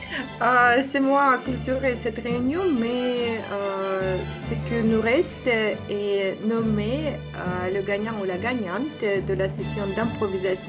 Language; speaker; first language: French; non-native, fluent; Russian